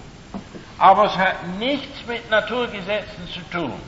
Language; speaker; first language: German; non-native, fluent; English